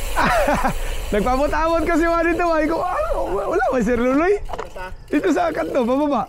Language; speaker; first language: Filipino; non-native, local second language; Cebuano